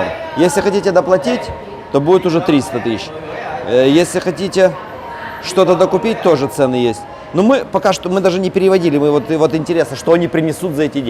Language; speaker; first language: Russian; native; Russian